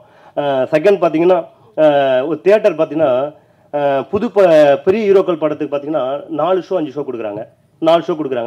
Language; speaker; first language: Tamil; native; Tamil